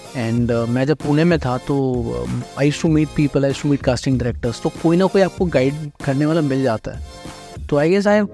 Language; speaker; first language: Hindi; non-native, local second language; Marathi